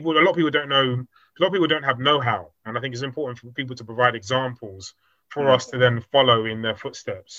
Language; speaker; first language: English; native; English